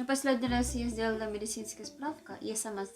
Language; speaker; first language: Russian; non-native, learner; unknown